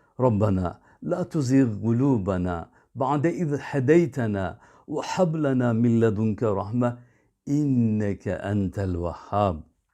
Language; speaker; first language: Arabic; non-native, fluent; Turkish